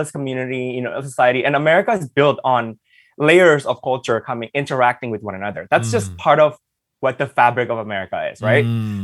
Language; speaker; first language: English; early bilingual, other home language; Indonesian